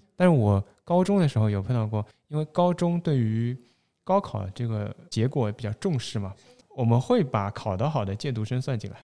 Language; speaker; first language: Chinese; non-native, local second language; Wu Chinese